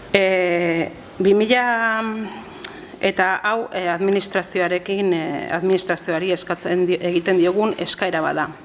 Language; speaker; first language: Basque; native; Basque